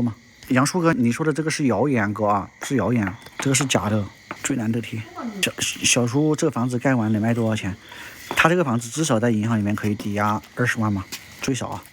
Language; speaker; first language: Chinese; native; Chinese